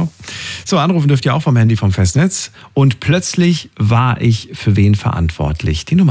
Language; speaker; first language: German; native; German